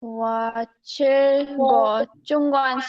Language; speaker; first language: Chinese; non-native, learner; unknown